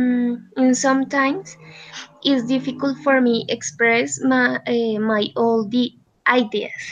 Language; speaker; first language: English; non-native, learner; Spanish